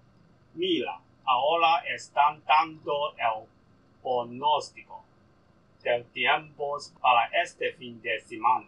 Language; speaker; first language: Spanish; non-native, learner; Cantonese